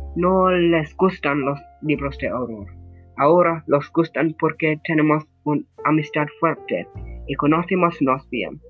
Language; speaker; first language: Spanish; non-native, learner; English